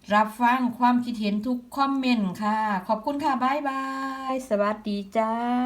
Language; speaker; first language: Thai; non-native, local second language; Northeastern Thai